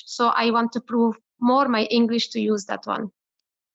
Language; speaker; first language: English; non-native, learner; Arabic